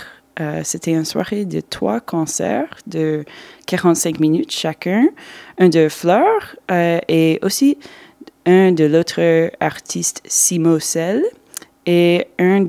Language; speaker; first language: French; non-native, fluent; English